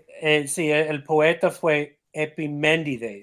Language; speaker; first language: Spanish; non-native, fluent; English